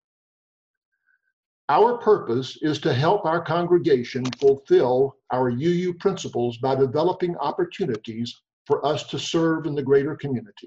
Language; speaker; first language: English; native; English